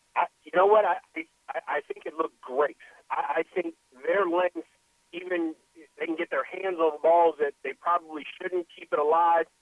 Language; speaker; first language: English; native; English